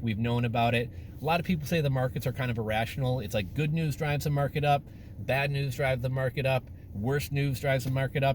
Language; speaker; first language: English; native; English